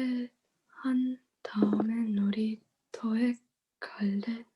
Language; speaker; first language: Korean; non-native, learner; English